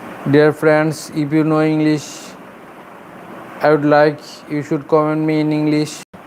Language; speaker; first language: English; non-native, local second language; Bangla